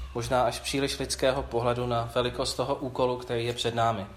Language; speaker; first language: Czech; native; Czech